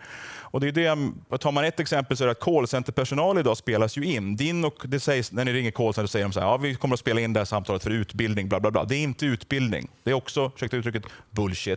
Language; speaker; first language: Swedish; native; Swedish